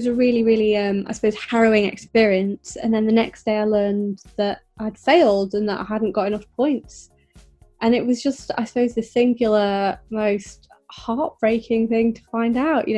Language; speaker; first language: English; native; English